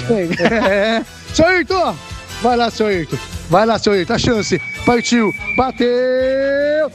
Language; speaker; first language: Portuguese; native; Portuguese